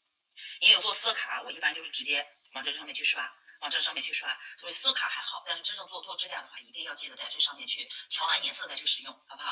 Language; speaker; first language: Chinese; native; Chinese